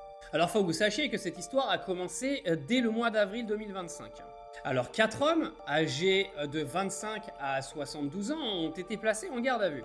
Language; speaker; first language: French; native; French